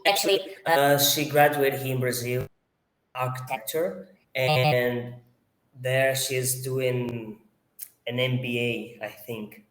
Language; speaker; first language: English; non-native, fluent; Portuguese